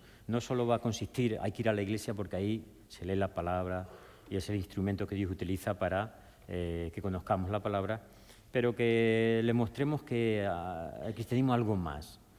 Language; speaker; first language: Spanish; native; Spanish